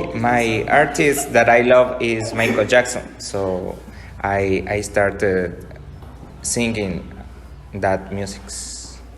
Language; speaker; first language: English; non-native, learner; Spanish